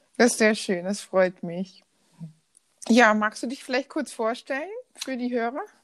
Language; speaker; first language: German; native; German